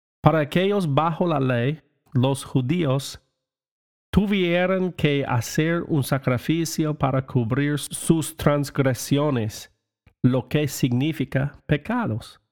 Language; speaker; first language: Spanish; non-native, learner; English